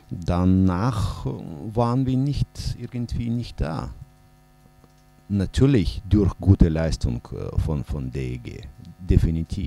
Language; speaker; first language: German; non-native, fluent; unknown